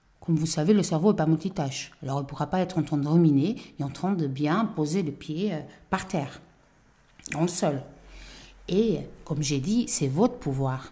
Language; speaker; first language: French; non-native, fluent; Portuguese